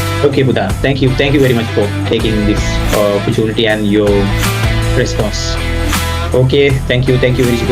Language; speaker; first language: English; non-native, fluent; Sinhala